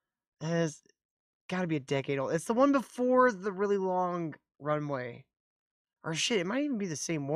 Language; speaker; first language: English; native; English